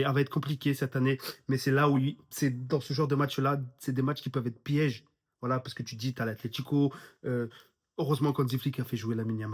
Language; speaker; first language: French; native; French